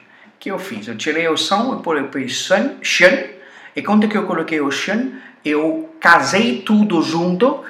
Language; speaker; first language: Portuguese; non-native, fluent; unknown